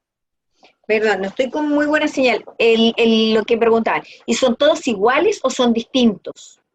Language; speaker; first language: Spanish; native; Spanish